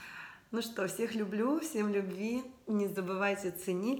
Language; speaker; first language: Russian; native; Russian